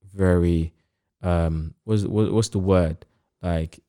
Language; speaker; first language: English; native; English